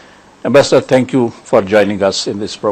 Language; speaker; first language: English; non-native, local second language; Urdu